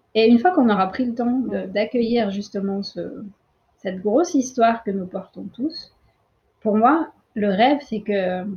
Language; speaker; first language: French; early bilingual, other home language; Tamil